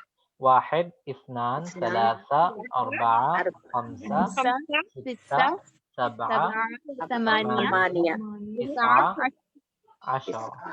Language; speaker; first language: Arabic; non-native, fluent; Urdu